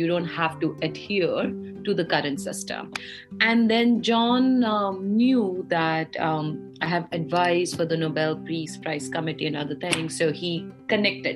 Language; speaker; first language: English; non-native, local second language; Hindi